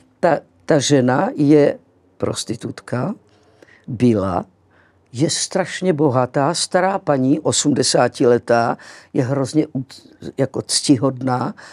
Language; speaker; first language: Czech; early bilingual, other home language; Greek